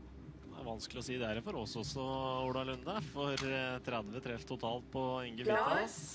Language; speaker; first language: Norwegian; native; Norwegian